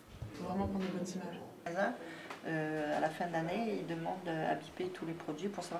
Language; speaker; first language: French; native; French